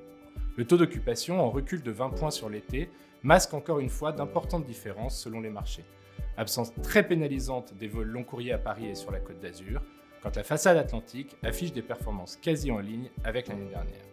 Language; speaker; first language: French; native; French